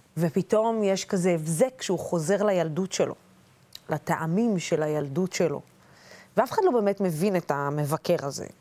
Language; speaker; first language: Hebrew; non-native, local second language; Arabic